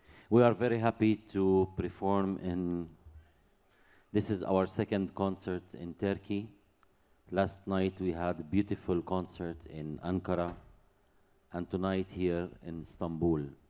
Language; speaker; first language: English; non-native, fluent; Arabic